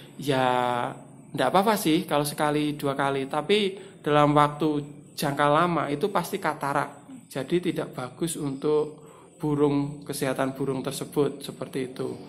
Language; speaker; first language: Indonesian; non-native, local second language; Javanese